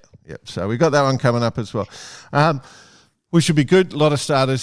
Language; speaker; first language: English; native; English